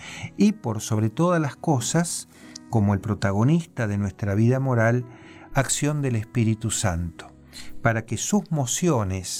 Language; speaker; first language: Spanish; native; Spanish